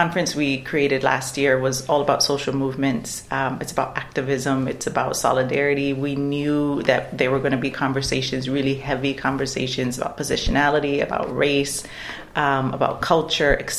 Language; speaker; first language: English; native; English